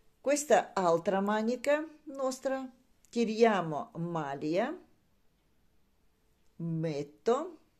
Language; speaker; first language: Italian; non-native, learner; Russian